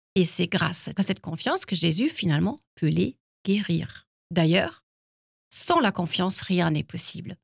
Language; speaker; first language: French; non-native, fluent; German